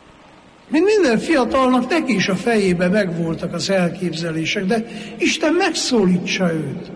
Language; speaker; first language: Hungarian; native; Hungarian